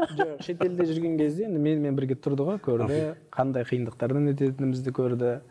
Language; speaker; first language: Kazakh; non-native, local second language; Uzbek